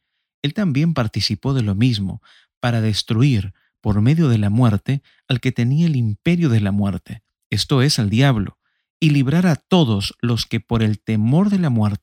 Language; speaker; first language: Spanish; native; Spanish